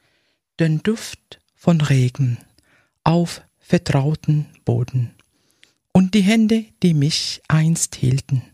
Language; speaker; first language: German; non-native, fluent; Arabic